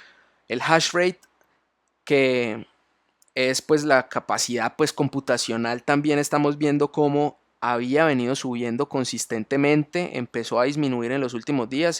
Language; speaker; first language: Spanish; native; Spanish